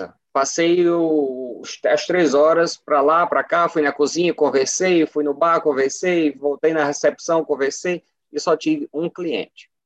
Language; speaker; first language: Portuguese; native; Portuguese